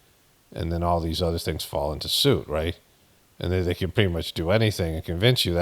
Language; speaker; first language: English; native; English